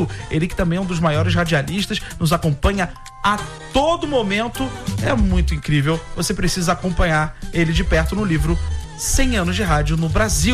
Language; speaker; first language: Portuguese; native; Portuguese